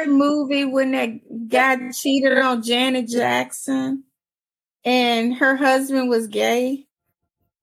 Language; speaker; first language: English; native; English